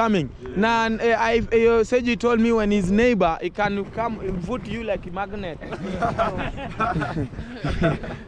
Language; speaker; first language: English; non-native, learner; Swahili